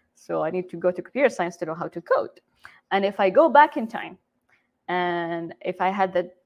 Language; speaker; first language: English; non-native, fluent; Arabic